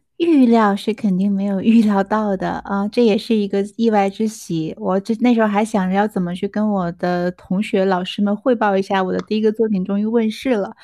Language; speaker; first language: Chinese; native; Chinese